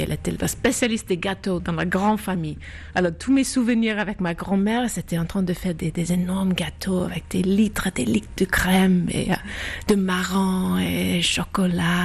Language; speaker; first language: French; non-native, fluent; Icelandic